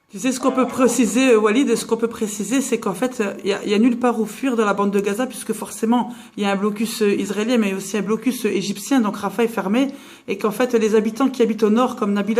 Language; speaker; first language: French; native; French